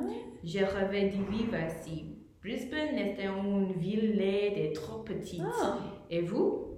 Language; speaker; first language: French; non-native, learner; English